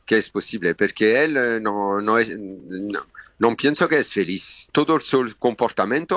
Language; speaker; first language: Spanish; non-native, learner; French